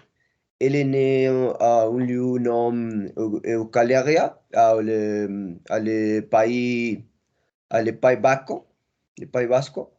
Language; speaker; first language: French; non-native, learner; Spanish